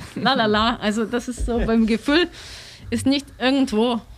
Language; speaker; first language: German; non-native, learner; Russian